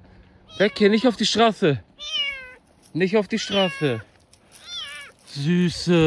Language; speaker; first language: German; early bilingual, other home language; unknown